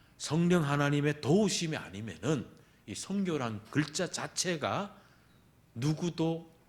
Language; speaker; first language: Korean; early bilingual, heritage; Korean